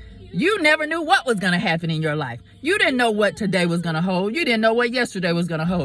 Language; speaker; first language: English; native; English